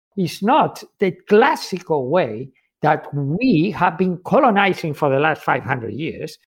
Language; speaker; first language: English; non-native, fluent; Spanish